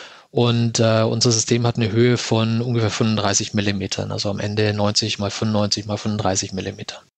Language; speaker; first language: German; native; German